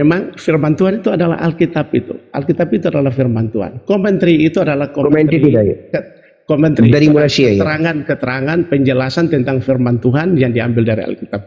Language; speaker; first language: Indonesian; native; Indonesian